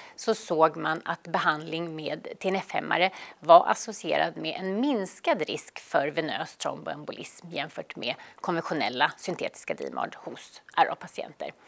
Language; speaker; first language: Swedish; native; Swedish